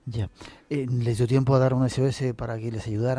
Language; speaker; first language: Spanish; native; Spanish